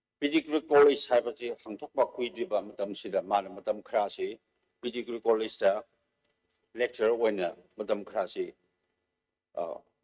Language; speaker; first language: Manipuri; non-native, local second language; Tangkhul Naga (India)